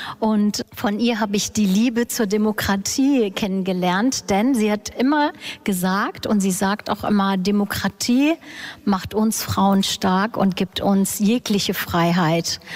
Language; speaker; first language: German; early bilingual, other home language; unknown